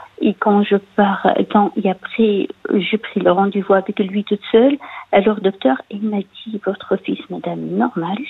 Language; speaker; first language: French; non-native, local second language; Arabic